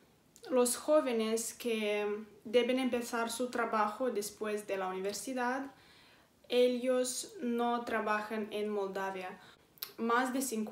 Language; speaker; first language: Spanish; non-native, fluent; Romanian